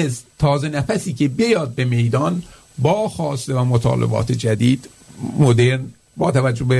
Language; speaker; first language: Persian; native; Persian